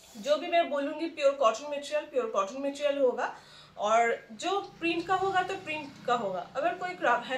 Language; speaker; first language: Hindi; non-native, local second language; Bangla